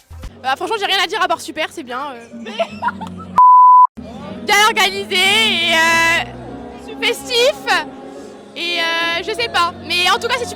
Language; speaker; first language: French; native; French